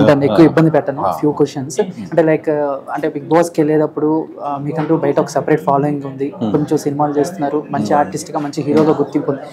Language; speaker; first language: Telugu; native; Telugu